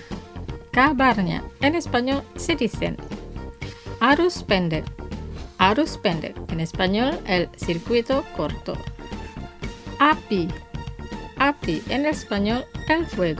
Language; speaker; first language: Spanish; non-native, fluent; Indonesian